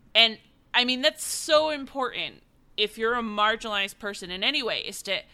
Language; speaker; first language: English; native; English